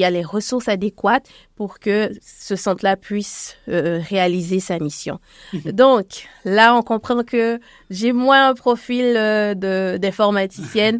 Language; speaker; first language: French; native; French